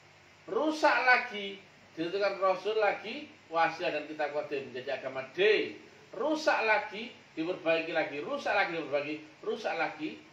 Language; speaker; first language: Indonesian; native; Indonesian